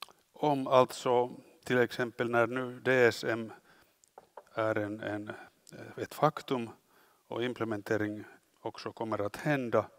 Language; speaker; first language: Swedish; non-native, local second language; Finnish